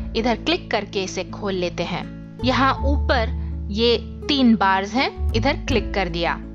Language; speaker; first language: Hindi; native; Hindi